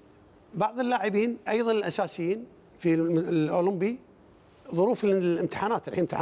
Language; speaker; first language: Arabic; native; Arabic